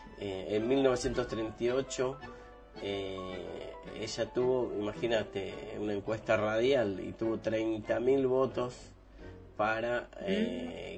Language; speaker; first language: Spanish; native; Spanish